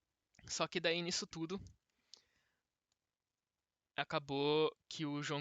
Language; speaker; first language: Portuguese; native; Portuguese